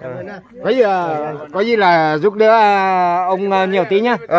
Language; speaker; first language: Vietnamese; non-native, local second language; Hmong